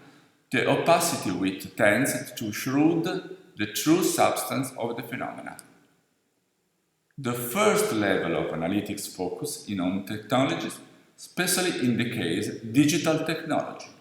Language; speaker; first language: English; non-native, fluent; Italian